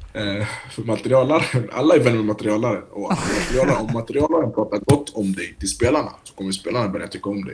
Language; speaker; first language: Swedish; early bilingual, other home language; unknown